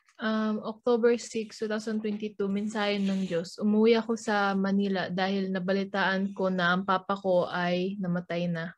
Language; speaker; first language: Filipino; native; Filipino